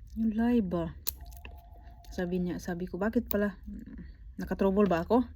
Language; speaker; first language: Filipino; native; Filipino